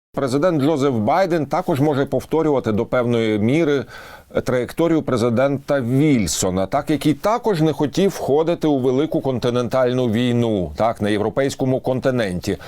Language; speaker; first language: Ukrainian; native; Ukrainian